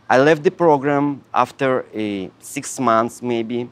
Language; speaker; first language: English; non-native, learner; Russian